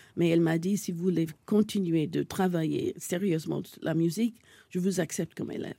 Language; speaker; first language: French; non-native, fluent; English